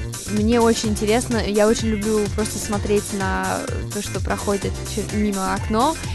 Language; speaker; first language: Russian; non-native, fluent; English